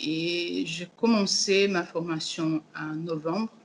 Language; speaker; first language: French; non-native, learner; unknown